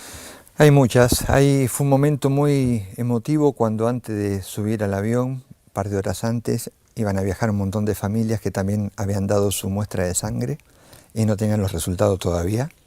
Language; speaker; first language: Spanish; native; Spanish